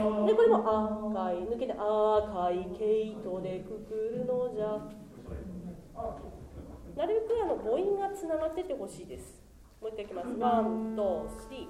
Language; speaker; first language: Japanese; native; Japanese